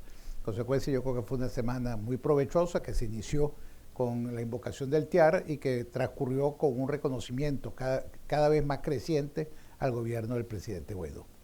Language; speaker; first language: Spanish; native; Spanish